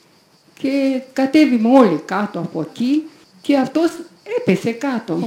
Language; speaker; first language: Greek; non-native, learner; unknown